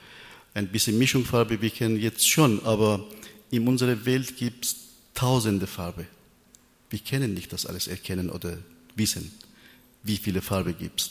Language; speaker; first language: German; non-native, learner; Persian